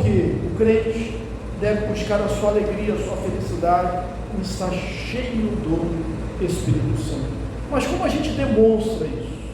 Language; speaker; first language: Portuguese; native; Portuguese